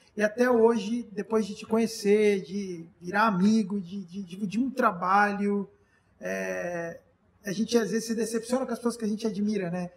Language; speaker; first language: Portuguese; native; Portuguese